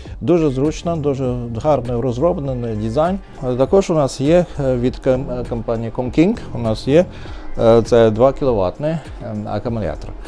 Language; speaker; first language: Ukrainian; non-native, learner; Chinese